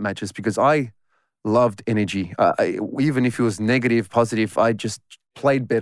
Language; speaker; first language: English; native; English